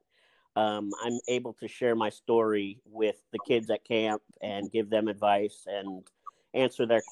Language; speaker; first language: English; native; English